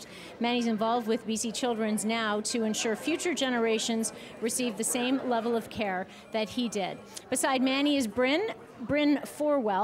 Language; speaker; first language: English; native; English